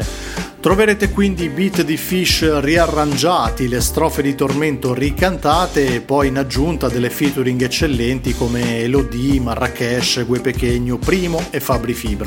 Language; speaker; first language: Italian; native; Italian